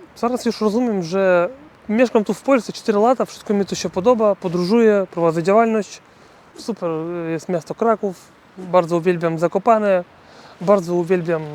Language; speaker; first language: Polish; non-native, learner; Russian